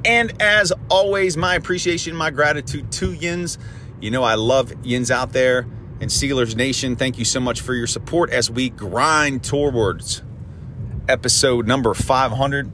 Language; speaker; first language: English; native; English